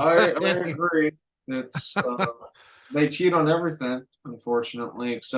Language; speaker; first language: English; native; English